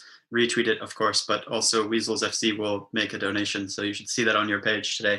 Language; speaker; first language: English; native; English